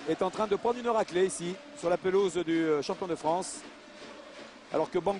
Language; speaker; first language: French; native; French